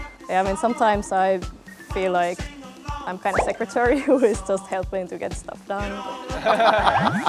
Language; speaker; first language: English; non-native, fluent; Finnish